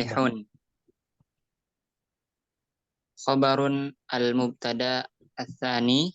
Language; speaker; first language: Arabic; non-native, learner; Indonesian